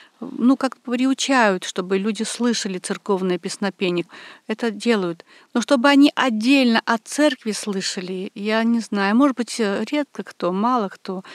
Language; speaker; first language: Russian; non-native, local second language; Armenian